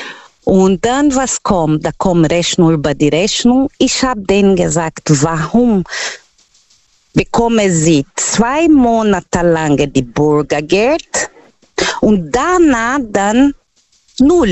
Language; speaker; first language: German; non-native, fluent; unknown